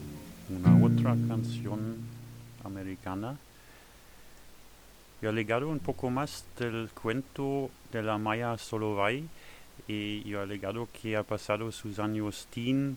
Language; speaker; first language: Spanish; non-native, learner; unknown